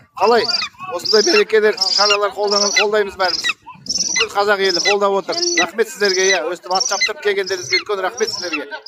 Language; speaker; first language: Kazakh; native; Kazakh